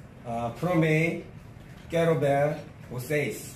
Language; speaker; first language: Portuguese; non-native, learner; Korean